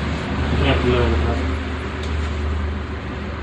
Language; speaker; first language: Turkish; non-native, learner; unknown